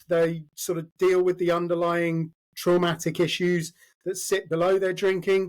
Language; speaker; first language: English; native; English